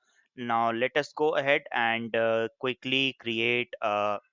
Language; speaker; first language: English; non-native, local second language; Hindi